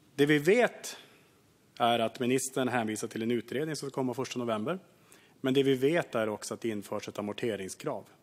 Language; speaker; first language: Swedish; native; Swedish